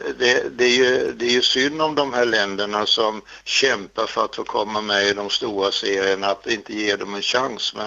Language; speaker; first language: Swedish; native; Swedish